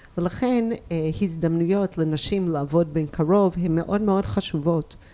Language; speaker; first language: Hebrew; non-native, fluent; English